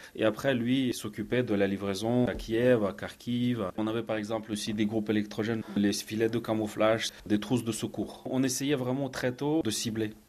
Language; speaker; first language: French; non-native, fluent; Ukrainian